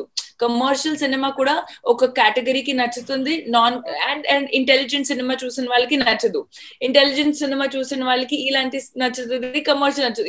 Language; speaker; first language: Telugu; non-native, fluent; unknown